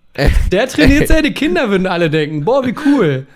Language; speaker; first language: German; early bilingual, other home language; Persian